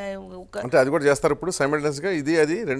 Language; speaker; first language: Telugu; native; Telugu